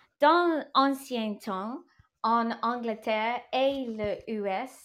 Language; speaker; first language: French; non-native, learner; English